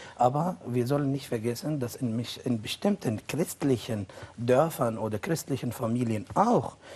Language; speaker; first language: German; non-native, fluent; Arabic